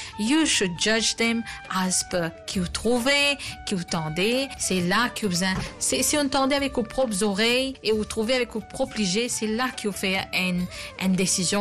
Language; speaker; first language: French; native; French